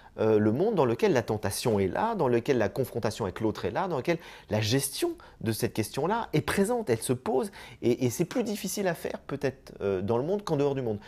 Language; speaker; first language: French; native; French